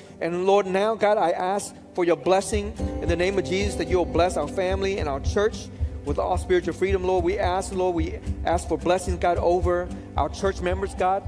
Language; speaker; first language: English; early bilingual, other home language; Vietnamese